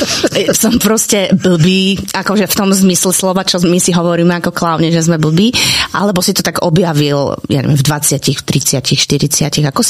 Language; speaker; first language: Slovak; native; Slovak